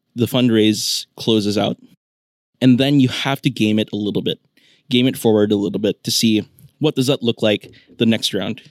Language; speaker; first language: English; non-native, local second language; Filipino